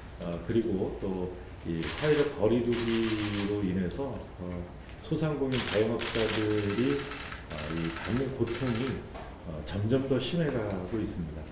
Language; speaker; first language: Korean; native; Korean